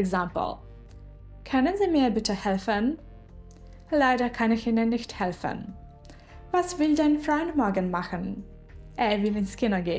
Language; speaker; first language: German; non-native, fluent; Ukrainian